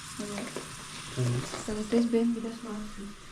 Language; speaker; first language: Turkish; non-native, learner; Lao